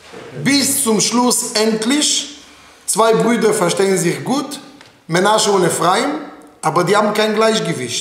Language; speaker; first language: German; non-native, fluent; Hebrew